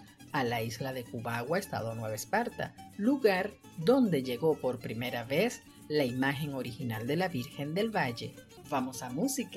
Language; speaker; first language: Spanish; native; Spanish